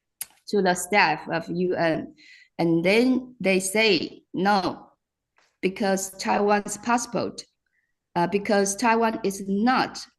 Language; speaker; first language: English; non-native, fluent; Chinese